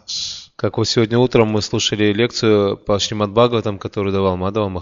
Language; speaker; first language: Russian; native; Russian